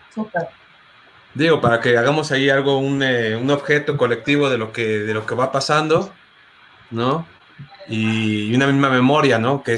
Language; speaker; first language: Spanish; native; Spanish